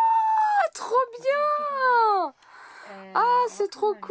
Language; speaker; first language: French; native; French